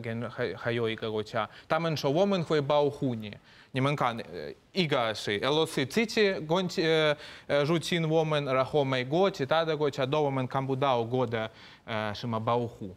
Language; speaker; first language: Chinese; non-native, fluent; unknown